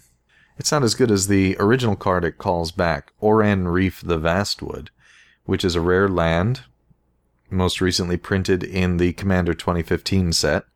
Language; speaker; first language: English; native; English